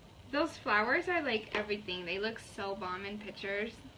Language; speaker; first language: English; early bilingual, other home language; Spanish